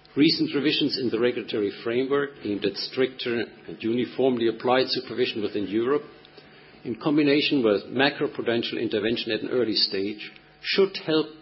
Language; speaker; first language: English; non-native, fluent; Japanese